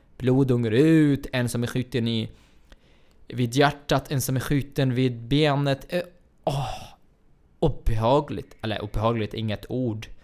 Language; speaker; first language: Swedish; non-native, fluent; Arabic